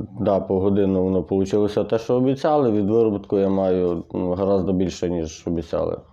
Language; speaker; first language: Ukrainian; native; Ukrainian